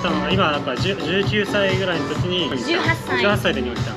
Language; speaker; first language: Japanese; native; Japanese